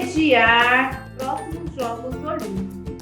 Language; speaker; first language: Portuguese; native; Portuguese